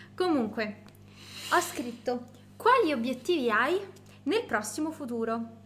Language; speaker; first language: Italian; non-native, fluent; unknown